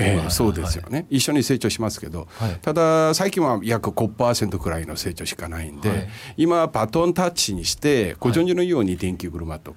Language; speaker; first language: Japanese; non-native, fluent; Korean